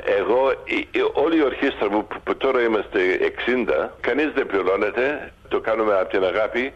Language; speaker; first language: Greek; early bilingual, heritage; Greek